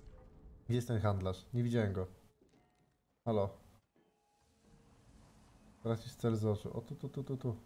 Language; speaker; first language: Polish; native; Polish